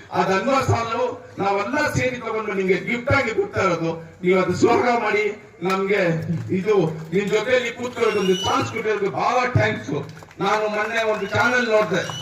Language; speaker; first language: Kannada; non-native, local second language; Urdu